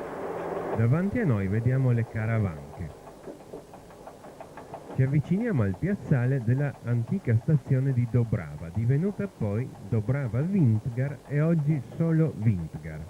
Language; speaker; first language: Italian; native; Italian